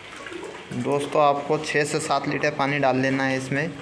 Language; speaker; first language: Hindi; native; Hindi